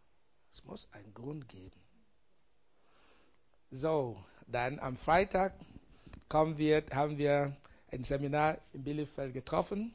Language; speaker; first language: German; non-native, learner; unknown